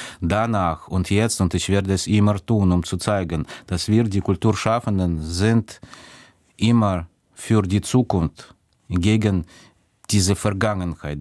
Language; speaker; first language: German; non-native, fluent; Russian